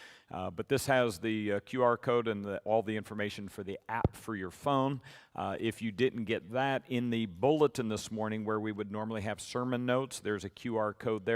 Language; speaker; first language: English; native; English